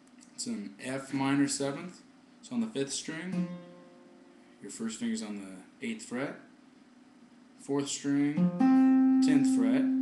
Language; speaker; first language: English; native; English